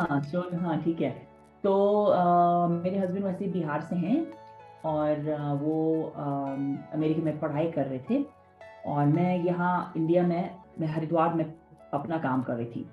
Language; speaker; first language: Hindi; non-native, fluent; English